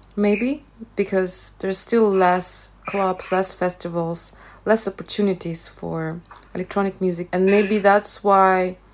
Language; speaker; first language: English; non-native, fluent; Russian